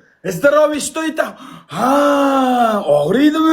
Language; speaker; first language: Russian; non-native, learner; Uzbek